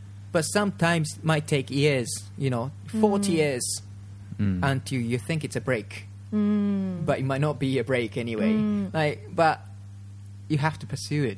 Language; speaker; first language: English; non-native, fluent; Japanese